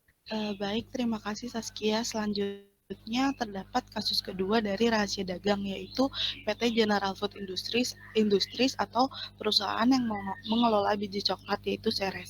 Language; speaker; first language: Indonesian; native; Indonesian